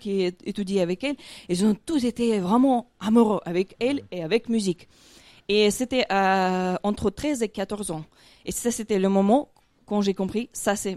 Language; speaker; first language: French; non-native, fluent; Ukrainian